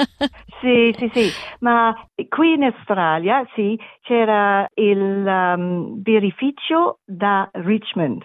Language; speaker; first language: Italian; non-native, learner; English